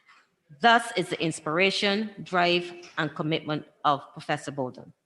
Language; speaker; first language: English; native; English